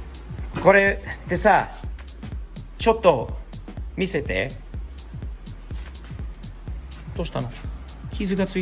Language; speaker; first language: Japanese; native; Japanese